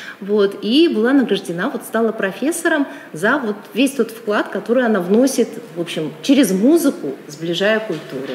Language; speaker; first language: Russian; native; Russian